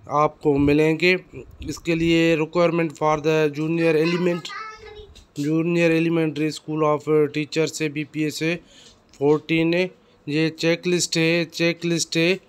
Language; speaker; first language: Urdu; non-native, local second language; Sindhi